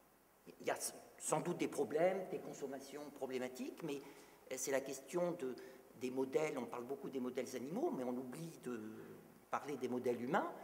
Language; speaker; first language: French; native; French